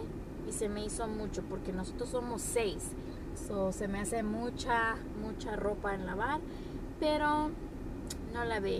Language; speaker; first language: Spanish; early bilingual, heritage; Spanish